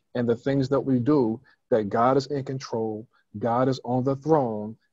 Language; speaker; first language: English; native; English